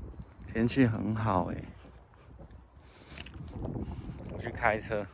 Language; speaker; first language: Chinese; native; Chinese